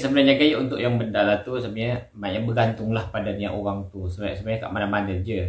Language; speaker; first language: Indonesian; non-native, local second language; Malay